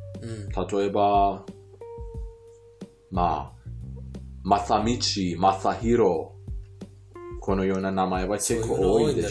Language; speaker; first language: Japanese; non-native, fluent; Persian